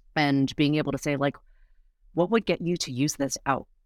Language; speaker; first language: English; native; English